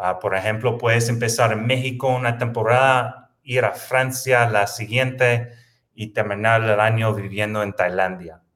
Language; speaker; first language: Spanish; non-native, fluent; English